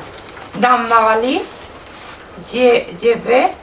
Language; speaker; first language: French; non-native, learner; Spanish